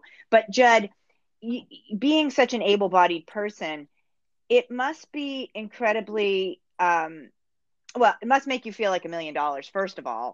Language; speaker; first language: English; native; English